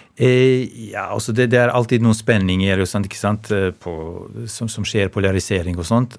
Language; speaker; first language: Norwegian; non-native, fluent; Albanian